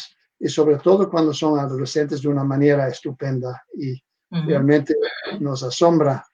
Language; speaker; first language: Spanish; non-native, fluent; Dutch